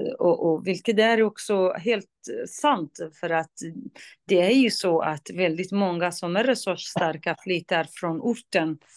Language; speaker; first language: Swedish; non-native, fluent; Kurdish